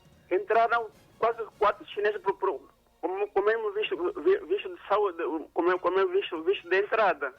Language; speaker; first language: Portuguese; non-native, local second language; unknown